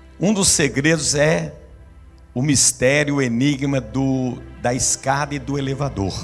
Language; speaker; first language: Portuguese; native; Portuguese